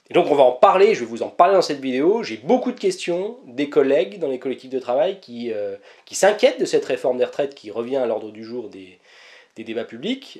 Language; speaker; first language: French; native; French